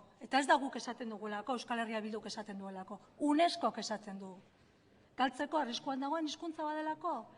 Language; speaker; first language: Basque; native; Basque